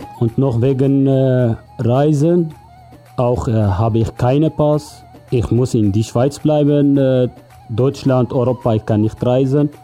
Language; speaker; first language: German; non-native, learner; Kurdish